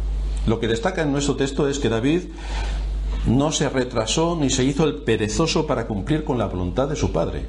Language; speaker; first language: Spanish; native; Spanish